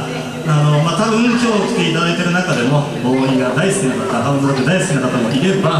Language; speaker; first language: Japanese; native; Japanese